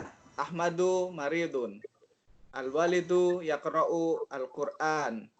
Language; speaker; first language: Arabic; non-native, learner; Indonesian